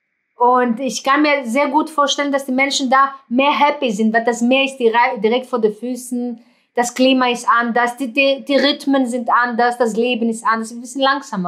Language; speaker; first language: German; non-native, fluent; Greek